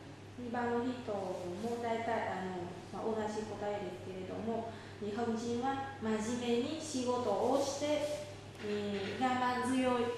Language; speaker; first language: Japanese; non-native, fluent; Vietnamese